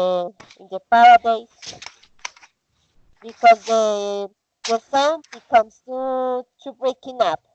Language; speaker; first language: English; non-native, learner; Spanish